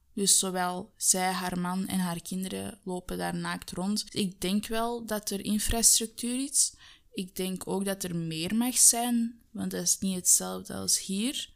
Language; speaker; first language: Dutch; native; Dutch